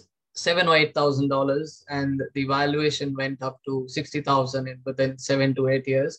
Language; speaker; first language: English; non-native, local second language; Hindi